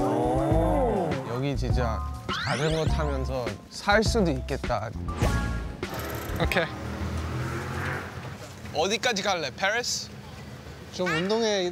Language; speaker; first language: Korean; early bilingual, heritage; English